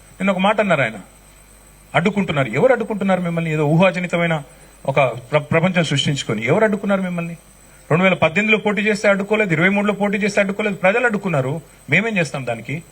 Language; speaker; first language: Telugu; native; Telugu